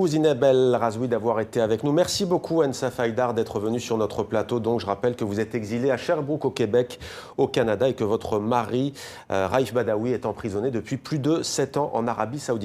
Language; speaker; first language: French; native; French